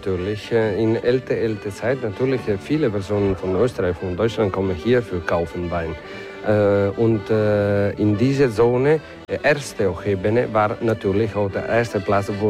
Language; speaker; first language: German; non-native, learner; Italian